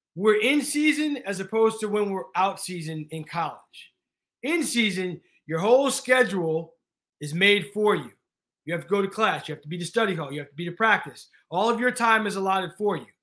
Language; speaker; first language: English; native; English